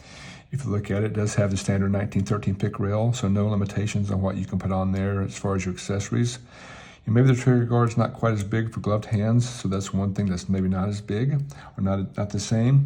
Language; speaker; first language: English; native; English